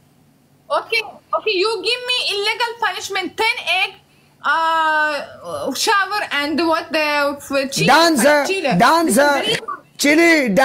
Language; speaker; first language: English; non-native, learner; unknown